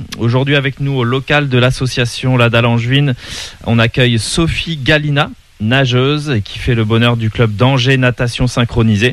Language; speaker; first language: French; native; French